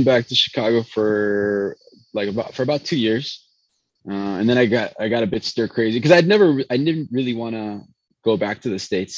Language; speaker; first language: English; early bilingual, other home language; Spanish